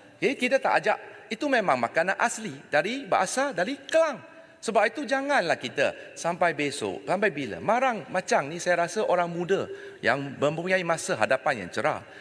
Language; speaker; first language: Malay; non-native, local second language; Chinese